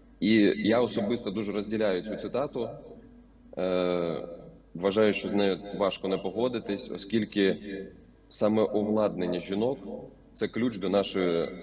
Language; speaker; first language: Ukrainian; native; Ukrainian